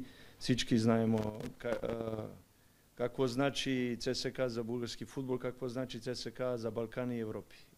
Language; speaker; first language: Bulgarian; non-native, learner; Serbian